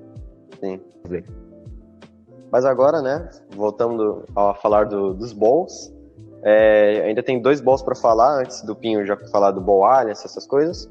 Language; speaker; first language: Portuguese; native; Portuguese